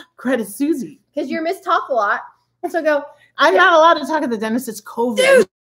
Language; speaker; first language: English; native; English